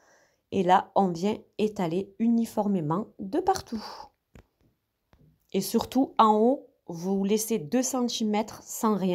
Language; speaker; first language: French; native; French